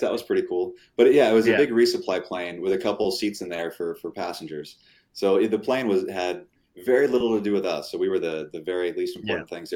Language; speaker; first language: English; native; English